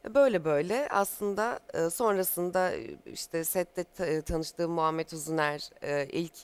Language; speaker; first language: Turkish; native; Turkish